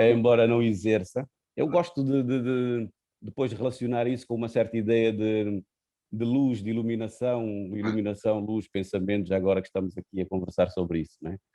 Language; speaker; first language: Portuguese; non-native, local second language; Kabuverdianu